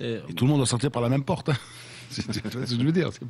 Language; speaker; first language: French; non-native, local second language; Arabic